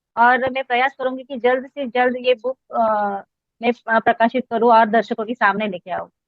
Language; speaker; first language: Hindi; non-native, local second language; Marathi